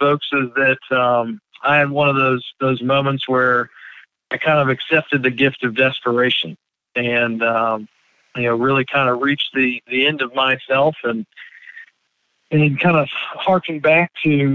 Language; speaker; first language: English; native; English